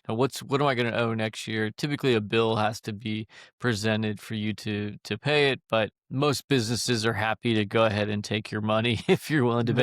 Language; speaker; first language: English; native; English